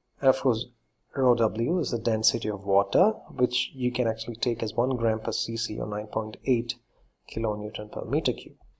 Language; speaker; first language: English; non-native, local second language; Malayalam